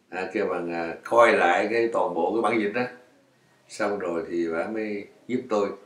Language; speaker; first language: Vietnamese; native; Vietnamese